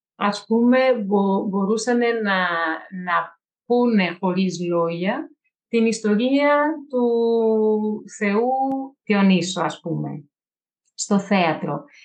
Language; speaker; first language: Greek; non-native, fluent; Portuguese